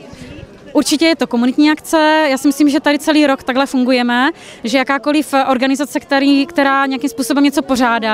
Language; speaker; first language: Czech; native; Czech